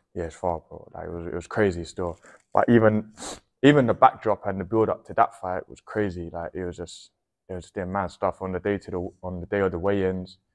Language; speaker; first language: English; native; English